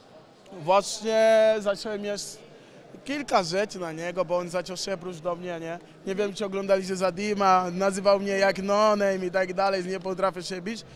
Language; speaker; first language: Polish; non-native, learner; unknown